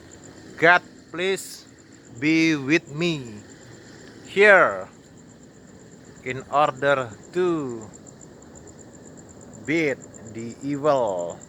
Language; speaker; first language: English; non-native, learner; Indonesian